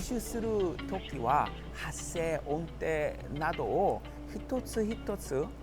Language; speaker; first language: Japanese; non-native, learner; Korean